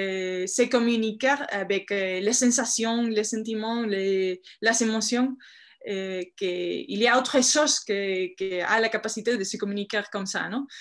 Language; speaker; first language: French; non-native, fluent; Spanish